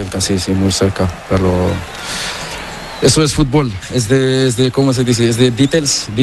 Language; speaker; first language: Spanish; non-native, learner; Portuguese